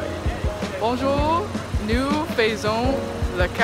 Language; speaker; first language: French; non-native, learner; English